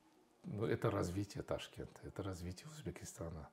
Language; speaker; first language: Russian; non-native, local second language; Uzbek